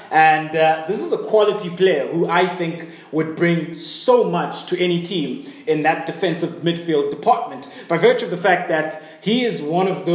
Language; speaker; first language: English; native; English